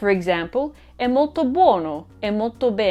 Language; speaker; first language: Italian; non-native, fluent; English